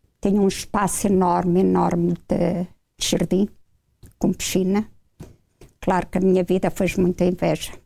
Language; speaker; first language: Portuguese; native; Portuguese